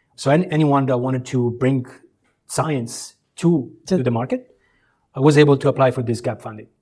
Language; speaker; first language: English; early bilingual, other home language; Albanian